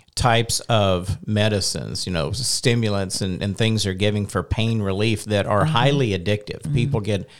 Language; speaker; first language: English; native; English